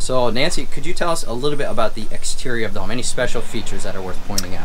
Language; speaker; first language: English; early bilingual, other home language; Korean